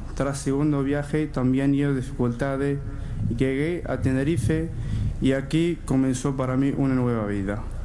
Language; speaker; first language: Spanish; non-native, learner; Arabic